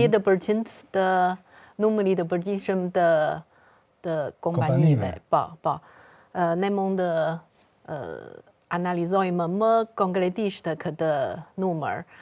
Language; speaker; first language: Albanian; non-native, fluent; Chinese